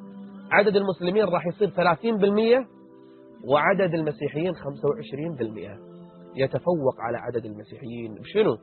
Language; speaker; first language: Arabic; native; Arabic